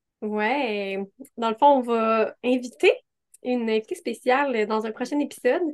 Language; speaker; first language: French; native; French